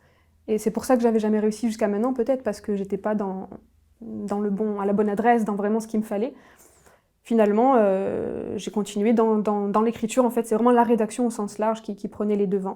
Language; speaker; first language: French; native; French